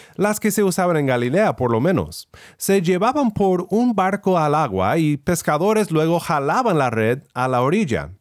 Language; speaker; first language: Spanish; native; Spanish